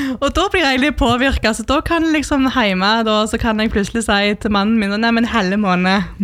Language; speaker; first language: Norwegian; native; Norwegian